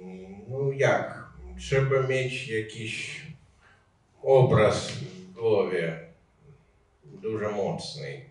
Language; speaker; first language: Polish; non-native, learner; Ukrainian